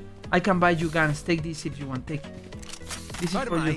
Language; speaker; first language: English; non-native, learner; Spanish